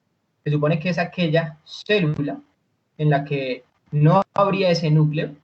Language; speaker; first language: Spanish; native; Spanish